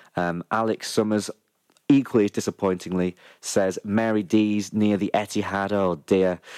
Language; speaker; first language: English; native; English